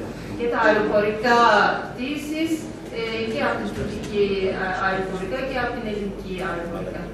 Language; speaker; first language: Greek; non-native, learner; Turkish